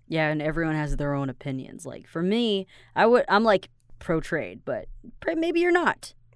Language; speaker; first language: English; non-native, fluent; Chinese